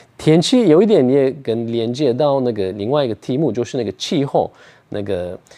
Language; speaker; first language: Chinese; non-native, fluent; Turkish